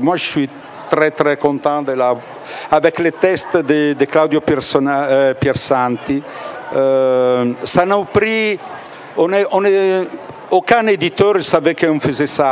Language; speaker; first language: French; non-native, fluent; Italian